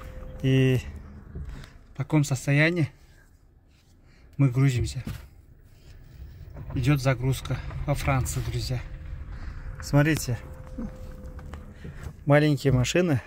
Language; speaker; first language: Russian; non-native, learner; Uzbek